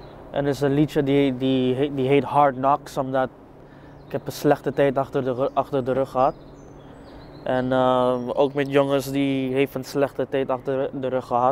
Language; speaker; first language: Dutch; non-native, fluent; English